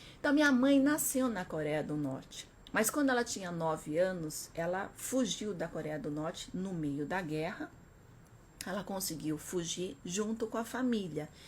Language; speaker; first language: Portuguese; early bilingual, other home language; Korean